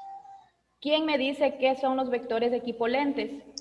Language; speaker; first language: Spanish; native; Spanish